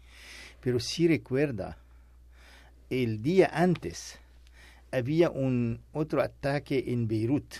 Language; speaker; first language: Spanish; non-native, learner; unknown